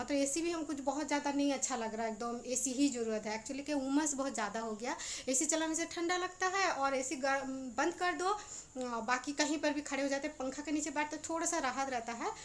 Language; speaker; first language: Hindi; non-native, local second language; Bangla